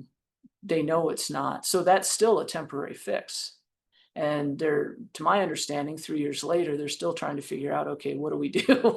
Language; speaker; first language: English; native; English